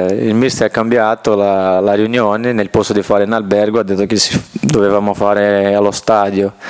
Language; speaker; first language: Italian; non-native, fluent; Portuguese